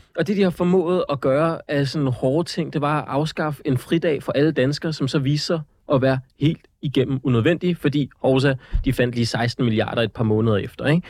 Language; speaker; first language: Danish; early bilingual, other home language; Central Kurdish